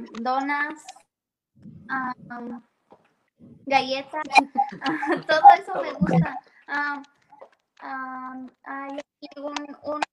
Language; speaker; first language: Spanish; early bilingual, heritage; Spanish